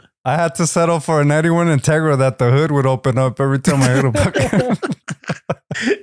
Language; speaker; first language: English; early bilingual, other home language; Spanish